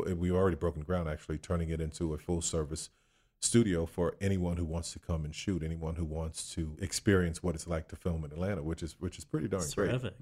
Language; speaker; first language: English; native; English